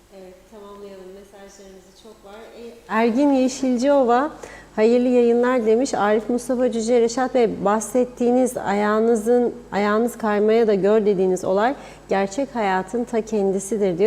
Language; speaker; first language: Turkish; native; Turkish